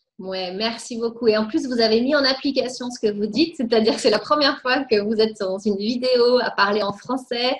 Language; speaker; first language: French; native; French